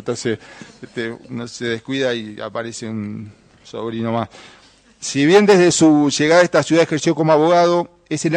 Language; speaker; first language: Spanish; native; Spanish